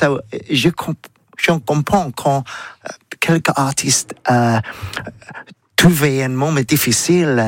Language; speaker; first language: French; non-native, learner; English